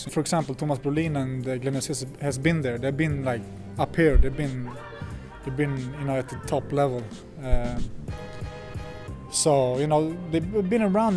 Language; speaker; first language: English; non-native, fluent; Swedish